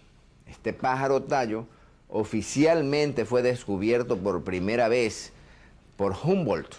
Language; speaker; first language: Spanish; native; Spanish